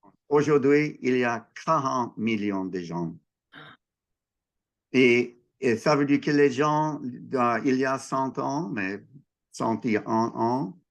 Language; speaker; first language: French; non-native, learner; English